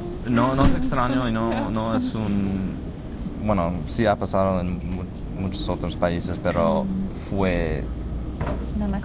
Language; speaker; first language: Spanish; non-native, fluent; English